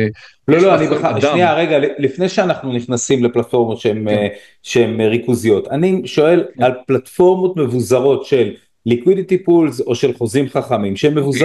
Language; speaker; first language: Hebrew; native; Hebrew